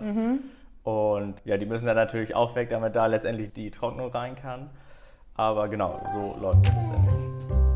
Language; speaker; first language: German; native; German